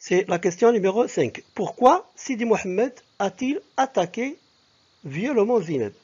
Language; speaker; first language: French; non-native, local second language; Arabic